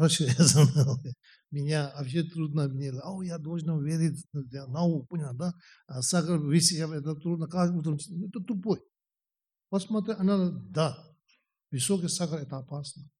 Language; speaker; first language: Russian; non-native, learner; Tibetan